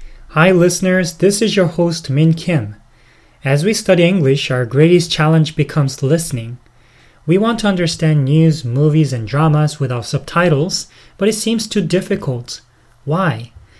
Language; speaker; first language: English; non-native, fluent; Korean